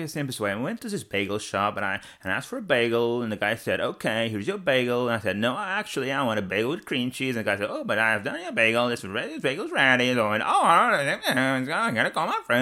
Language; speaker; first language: English; non-native, fluent; Portuguese